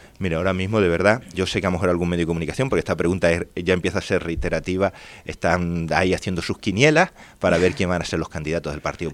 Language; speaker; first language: Spanish; native; Spanish